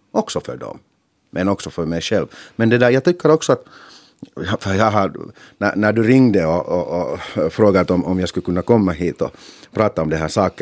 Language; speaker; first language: Swedish; non-native, local second language; Finnish